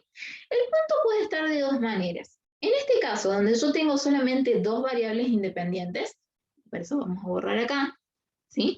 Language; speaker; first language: Spanish; native; Spanish